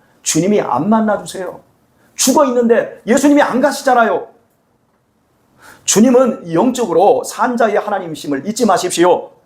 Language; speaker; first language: Korean; native; Korean